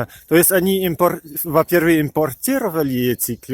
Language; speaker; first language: Russian; non-native, learner; French